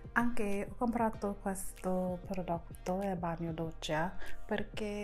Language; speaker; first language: Italian; non-native, learner; English